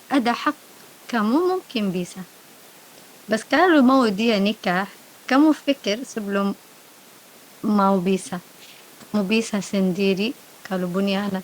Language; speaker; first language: Indonesian; non-native, learner; Arabic